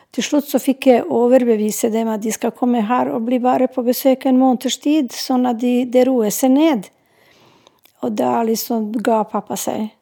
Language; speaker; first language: Norwegian; non-native, fluent; Serbian